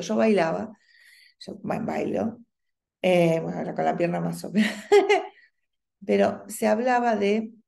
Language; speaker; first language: Spanish; native; Spanish